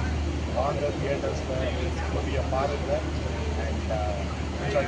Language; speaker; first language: Tamil; non-native, local second language; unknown